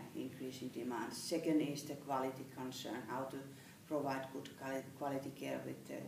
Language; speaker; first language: English; non-native, fluent; Finnish